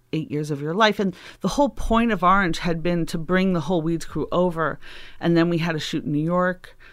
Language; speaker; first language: English; native; English